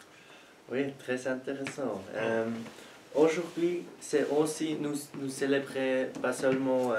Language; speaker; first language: French; non-native, learner; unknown